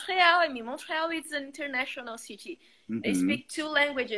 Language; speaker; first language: English; non-native, fluent; Portuguese